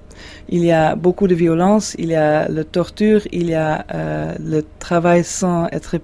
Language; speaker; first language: French; non-native, fluent; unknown